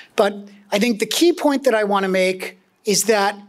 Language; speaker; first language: English; native; English